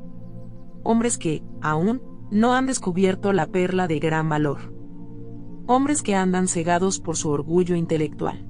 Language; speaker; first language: Spanish; native; Spanish